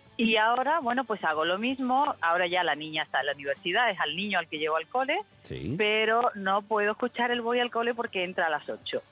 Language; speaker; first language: Spanish; native; Spanish